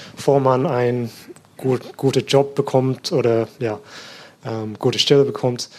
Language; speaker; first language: German; non-native, learner; English